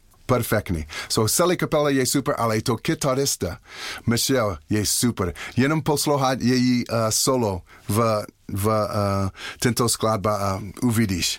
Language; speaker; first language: Czech; non-native, learner; English